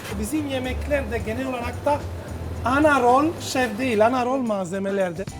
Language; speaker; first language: Turkish; non-native, learner; Italian